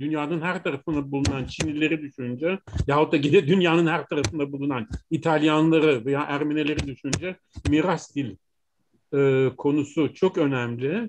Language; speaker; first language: Turkish; non-native, fluent; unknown